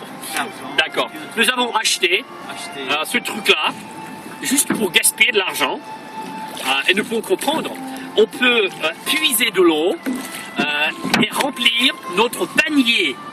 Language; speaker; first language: French; non-native, fluent; Russian